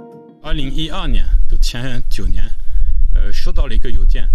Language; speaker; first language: Chinese; non-native, fluent; French